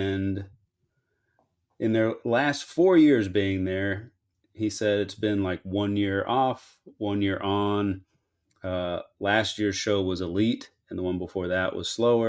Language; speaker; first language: English; native; English